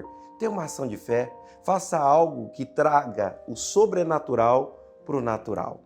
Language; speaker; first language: Portuguese; native; Portuguese